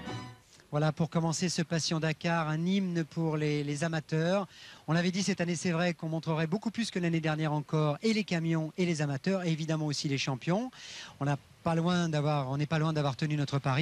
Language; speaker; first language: French; native; French